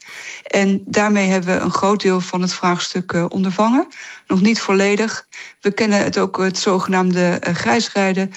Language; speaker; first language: Dutch; native; Dutch